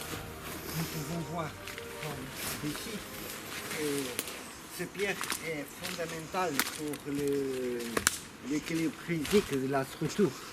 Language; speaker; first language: French; non-native, learner; Portuguese